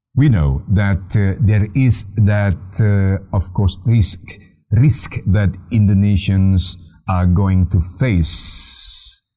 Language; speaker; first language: English; non-native, fluent; Indonesian